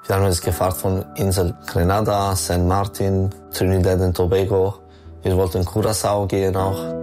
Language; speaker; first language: German; non-native, learner; Albanian